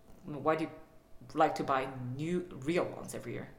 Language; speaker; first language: English; non-native, fluent; Korean